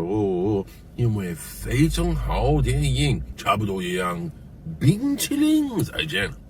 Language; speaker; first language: Chinese; non-native, learner; English